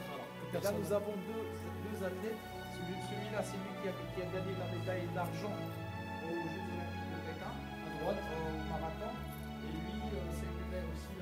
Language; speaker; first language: French; non-native, local second language; Arabic